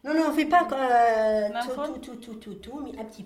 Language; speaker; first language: French; non-native, learner; Arabic